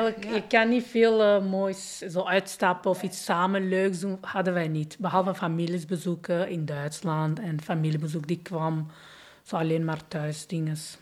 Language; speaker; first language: Dutch; non-native, fluent; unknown